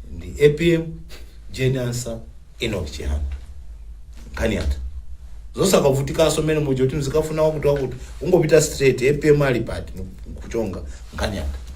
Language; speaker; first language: Nyanja; non-native, local second language; Tumbuka